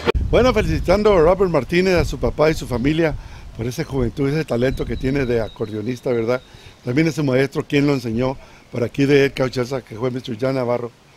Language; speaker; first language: Spanish; early bilingual, heritage; Spanish